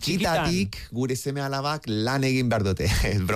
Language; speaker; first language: Basque; native; Basque